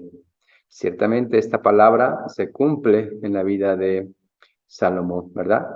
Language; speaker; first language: Spanish; native; Spanish